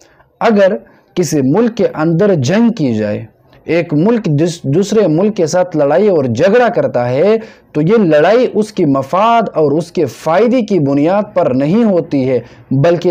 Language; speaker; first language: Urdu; non-native, local second language; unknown